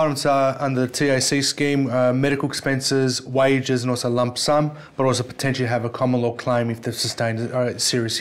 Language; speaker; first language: English; native; English